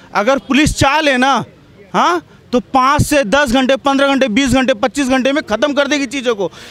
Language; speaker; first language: Hindi; native; Hindi